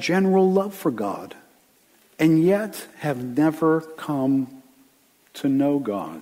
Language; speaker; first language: English; native; English